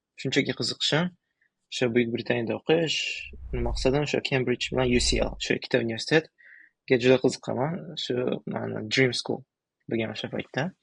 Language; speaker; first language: Uzbek; early bilingual, other home language; Tajik